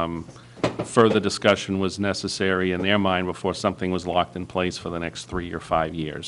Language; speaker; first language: English; native; English